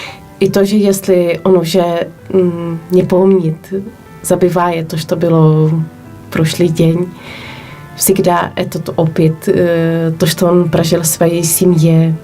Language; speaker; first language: Russian; non-native, fluent; Polish